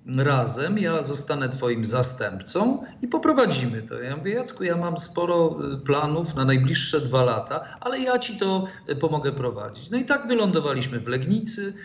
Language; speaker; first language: Polish; native; Polish